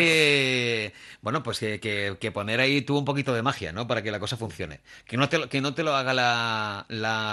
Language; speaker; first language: Spanish; native; Spanish